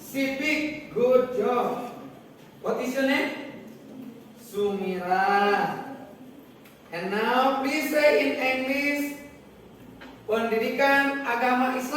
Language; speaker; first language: English; non-native, fluent; Indonesian